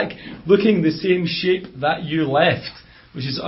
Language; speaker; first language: English; native; English